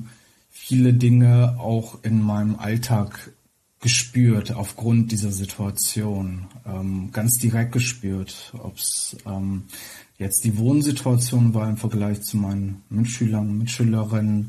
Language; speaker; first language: German; early bilingual, other home language; Armenian